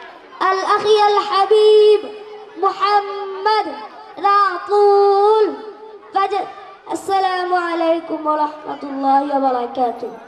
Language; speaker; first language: Arabic; non-native, learner; Bangla